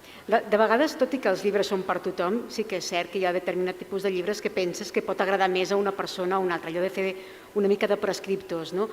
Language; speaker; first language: Catalan; native; Catalan